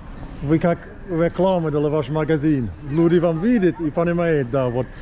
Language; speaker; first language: Russian; non-native, learner; English